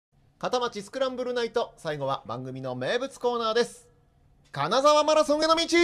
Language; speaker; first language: Japanese; native; Japanese